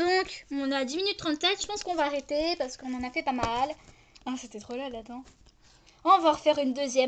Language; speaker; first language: French; native; French